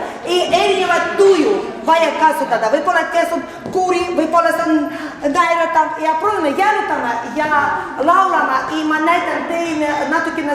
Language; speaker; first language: Estonian; non-native, learner; Russian